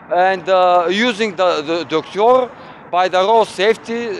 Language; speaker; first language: English; non-native, learner; Bulgarian